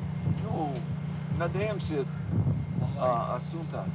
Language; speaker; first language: Russian; non-native, learner; English